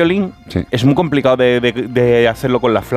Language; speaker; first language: Spanish; native; Spanish